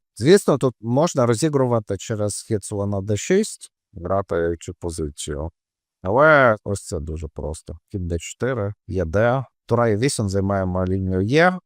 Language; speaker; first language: Ukrainian; non-native, local second language; Russian